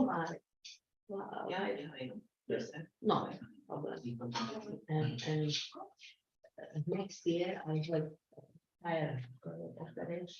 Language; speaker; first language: English; non-native, learner; Slovak